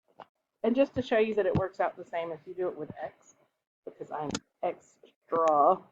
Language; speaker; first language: English; native; English